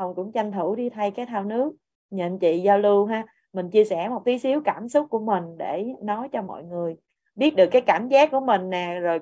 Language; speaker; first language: Vietnamese; native; Vietnamese